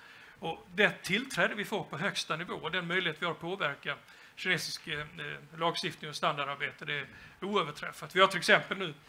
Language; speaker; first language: Swedish; native; Swedish